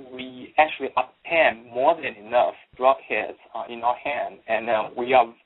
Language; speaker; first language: English; non-native, fluent; Chinese